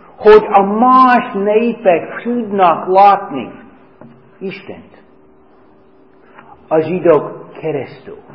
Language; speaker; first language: Hungarian; non-native, fluent; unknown